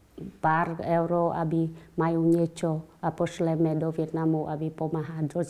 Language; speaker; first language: Slovak; non-native, learner; Vietnamese